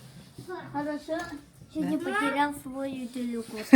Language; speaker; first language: Russian; non-native, local second language; Yakut